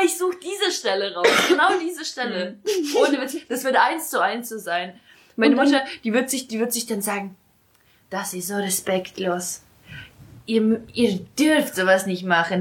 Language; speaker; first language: German; early bilingual, other home language; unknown